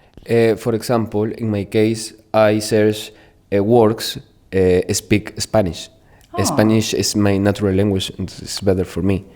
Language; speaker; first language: English; non-native, learner; Spanish